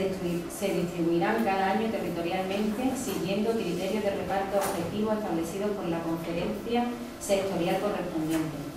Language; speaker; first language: Spanish; native; Spanish